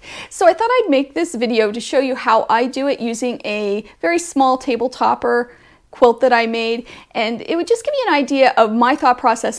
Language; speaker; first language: English; native; English